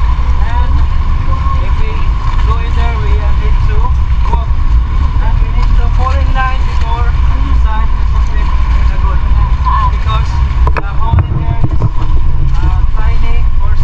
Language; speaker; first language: English; non-native, local second language; Filipino